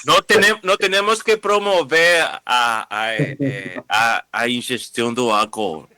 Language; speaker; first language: Portuguese; non-native, learner; Spanish